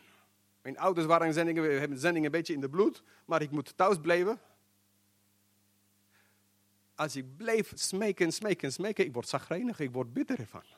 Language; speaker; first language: Dutch; non-native, fluent; English